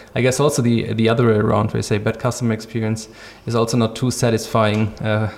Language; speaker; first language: English; non-native, fluent; German